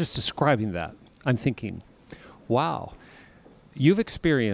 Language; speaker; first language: English; native; English